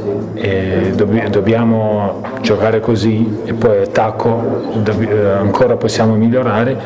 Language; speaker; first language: Italian; non-native, fluent; Lithuanian